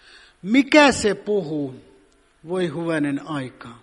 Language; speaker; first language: Finnish; non-native, fluent; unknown